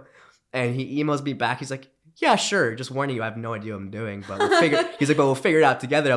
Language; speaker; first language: English; early bilingual, other home language; Romanian